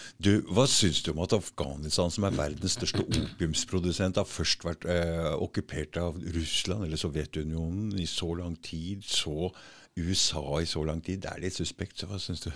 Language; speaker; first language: Norwegian; native; Norwegian